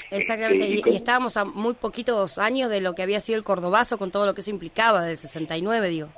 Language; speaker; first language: Spanish; native; Spanish